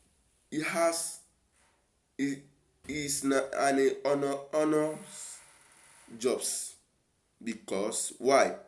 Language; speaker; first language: English; non-native, local second language; Yoruba